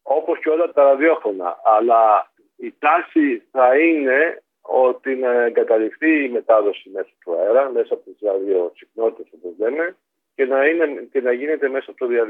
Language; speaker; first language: Greek; native; Greek